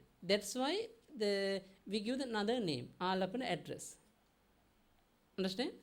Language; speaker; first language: English; non-native, learner; Sinhala